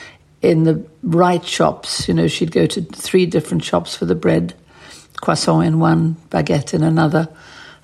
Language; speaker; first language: English; native; English